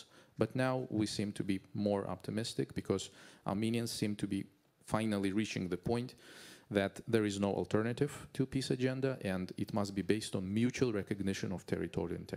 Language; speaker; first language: English; non-native, fluent; Azerbaijani